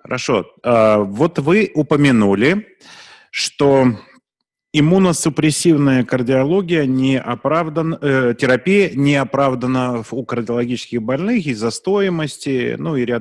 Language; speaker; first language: Russian; native; Russian